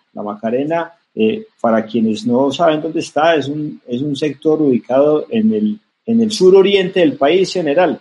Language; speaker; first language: Spanish; native; Spanish